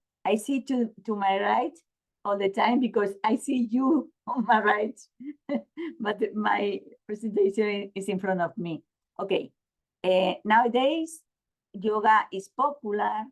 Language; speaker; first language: English; non-native, learner; Spanish